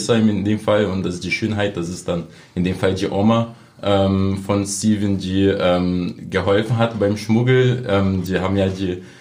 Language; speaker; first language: German; non-native, fluent; Portuguese